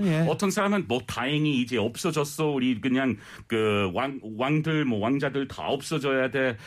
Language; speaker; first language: Korean; non-native, learner; English